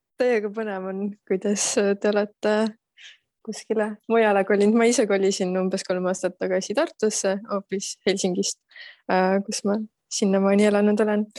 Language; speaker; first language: Estonian; native; Estonian